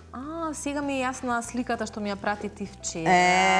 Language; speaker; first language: Macedonian; native; Macedonian